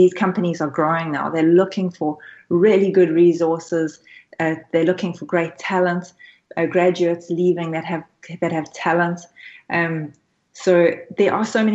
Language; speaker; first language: English; native; English